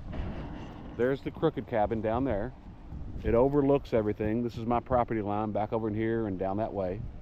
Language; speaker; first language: English; native; English